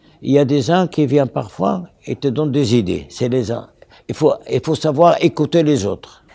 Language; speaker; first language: French; non-native, local second language; Arabic